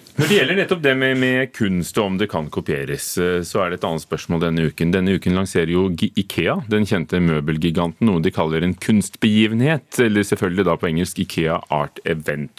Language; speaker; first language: Norwegian; native; Norwegian